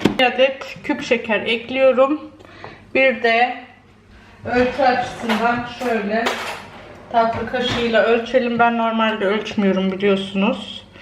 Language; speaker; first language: Turkish; early bilingual, heritage; Turkish